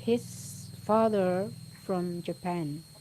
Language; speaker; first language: English; non-native, learner; Urdu